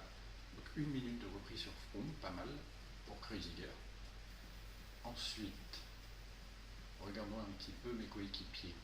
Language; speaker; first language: French; native; French